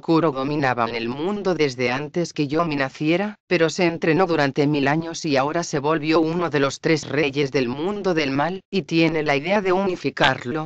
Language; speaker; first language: Spanish; native; Spanish